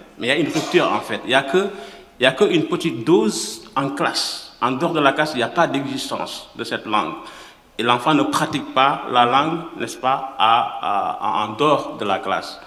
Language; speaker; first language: French; non-native, local second language; Wolof